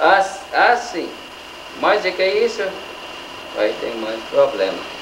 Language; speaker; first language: Portuguese; non-native, learner; English